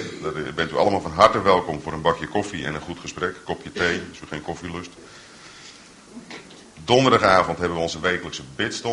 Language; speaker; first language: Dutch; native; Dutch